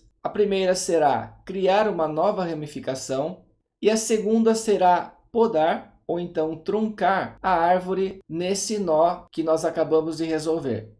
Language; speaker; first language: Portuguese; native; Portuguese